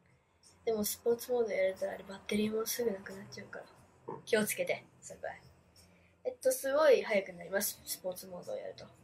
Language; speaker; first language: Japanese; early bilingual, heritage; Japanese